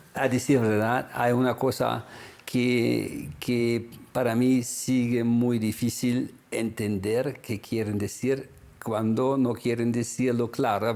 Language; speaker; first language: Spanish; non-native, fluent; German